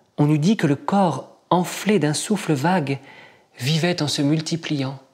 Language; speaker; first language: French; native; French